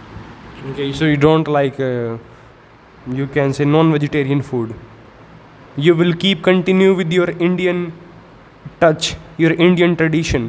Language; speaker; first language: English; non-native, local second language; Hindi